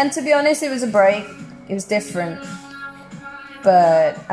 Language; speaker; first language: English; native; English